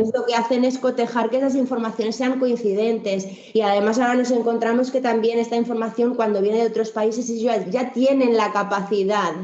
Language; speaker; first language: Spanish; native; Spanish